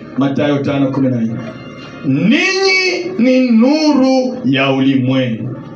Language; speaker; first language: Swahili; non-native, local second language; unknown